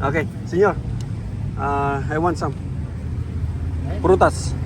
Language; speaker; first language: Spanish; non-native, learner; Iloko